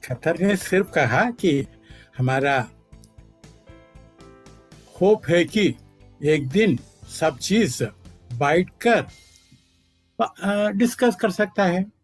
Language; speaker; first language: Hindi; non-native, fluent; Malayalam